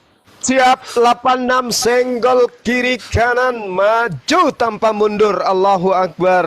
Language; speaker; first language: Indonesian; native; Indonesian